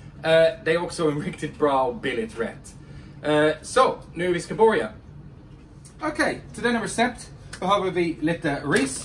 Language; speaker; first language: Swedish; non-native, fluent; English